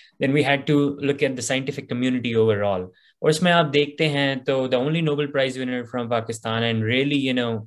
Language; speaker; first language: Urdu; native; Urdu